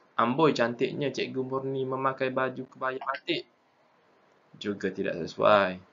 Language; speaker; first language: Malay; native; Malay